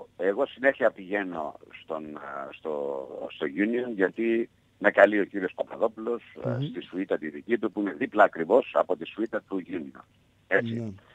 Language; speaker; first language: Greek; native; Greek